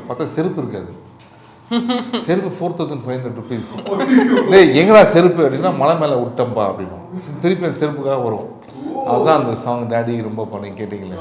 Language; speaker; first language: Tamil; native; Tamil